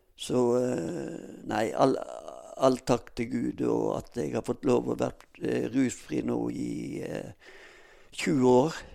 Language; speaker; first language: Norwegian; native; Norwegian